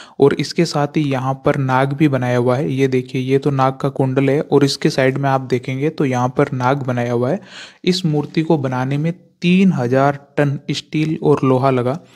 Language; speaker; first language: Hindi; native; Hindi